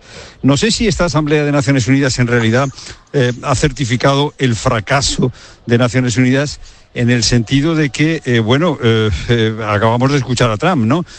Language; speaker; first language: Spanish; native; Spanish